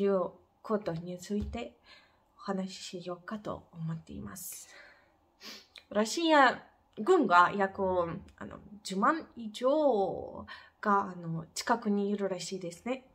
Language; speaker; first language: Japanese; non-native, fluent; Ukrainian